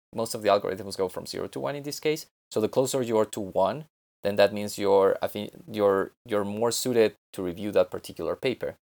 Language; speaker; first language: English; non-native, fluent; Spanish